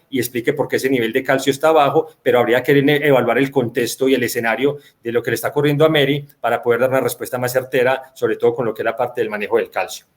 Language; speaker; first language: Spanish; native; Spanish